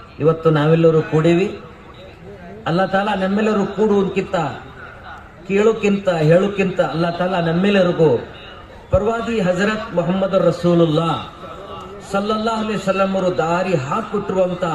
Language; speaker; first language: Kannada; non-native, local second language; Urdu